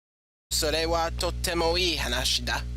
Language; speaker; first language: Japanese; non-native, learner; English